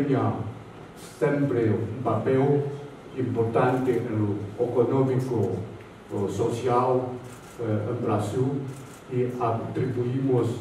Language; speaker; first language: Portuguese; non-native, fluent; Chinese